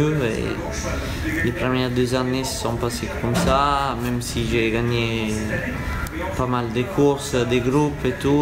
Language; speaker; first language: French; non-native, fluent; Italian